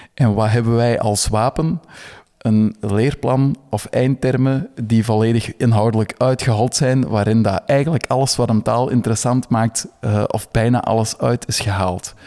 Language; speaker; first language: Dutch; native; Dutch